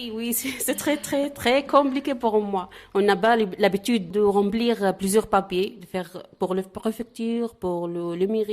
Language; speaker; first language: French; non-native, learner; Arabic